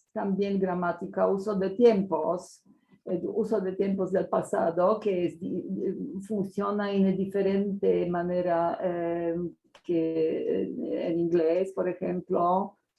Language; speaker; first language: Spanish; non-native, fluent; Polish